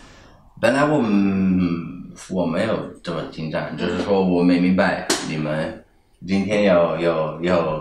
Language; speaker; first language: Chinese; non-native, fluent; Italian